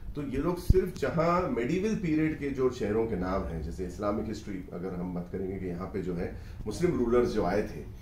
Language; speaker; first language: Hindi; non-native, local second language; Urdu